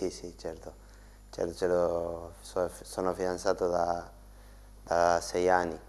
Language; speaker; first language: Italian; non-native, learner; Spanish